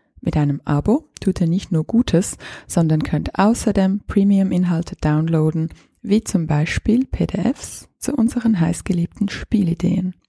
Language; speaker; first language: German; native; German